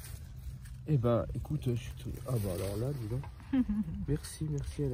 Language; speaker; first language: French; native; French